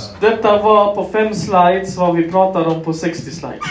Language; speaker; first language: Swedish; non-native, local second language; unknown